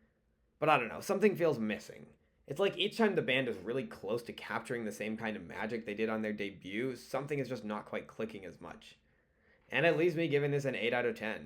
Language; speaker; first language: English; native; English